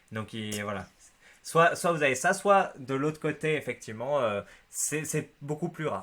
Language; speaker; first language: French; native; French